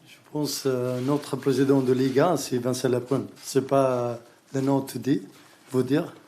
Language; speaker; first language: French; non-native, learner; Arabic